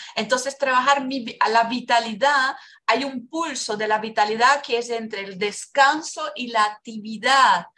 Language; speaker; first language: Spanish; non-native, fluent; Portuguese